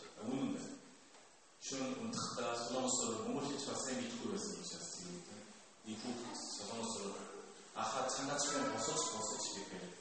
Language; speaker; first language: Mongolian; non-native, fluent; Korean